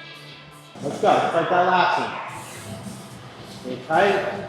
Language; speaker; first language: English; native; English